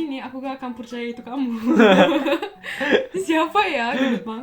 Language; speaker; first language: Indonesian; non-native, fluent; Turkish